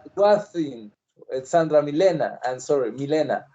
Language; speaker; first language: English; non-native, learner; Spanish